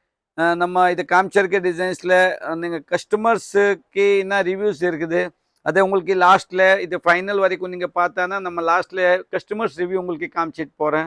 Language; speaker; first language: Tamil; non-native, fluent; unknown